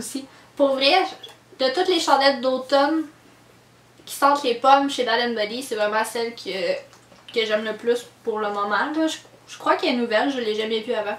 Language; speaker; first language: French; native; French